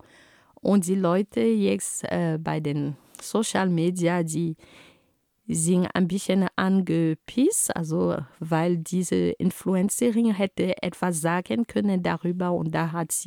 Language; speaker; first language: German; non-native, fluent; Ghomala